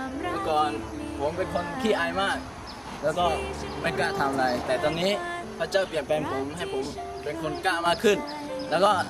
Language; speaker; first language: Thai; non-native, local second language; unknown